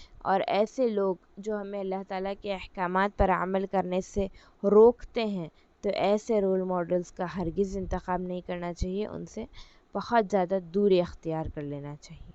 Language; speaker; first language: Urdu; native; Urdu